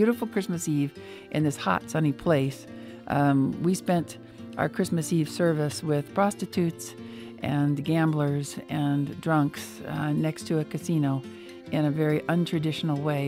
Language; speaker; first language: English; native; English